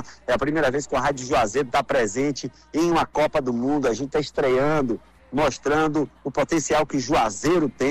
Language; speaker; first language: Portuguese; native; Portuguese